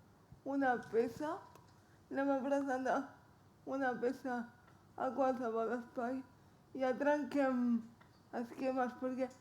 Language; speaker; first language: Catalan; non-native, local second language; Spanish